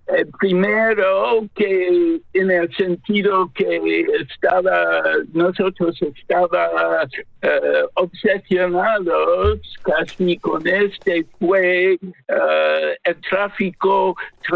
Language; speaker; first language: Spanish; non-native, fluent; English